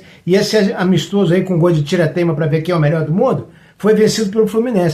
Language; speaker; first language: Portuguese; native; Portuguese